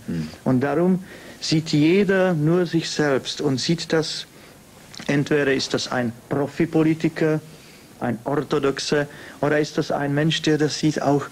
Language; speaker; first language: German; non-native, fluent; Czech